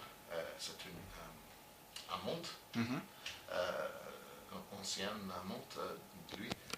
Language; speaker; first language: French; non-native, learner; English